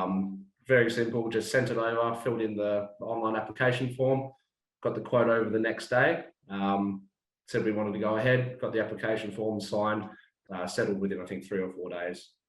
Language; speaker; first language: English; native; English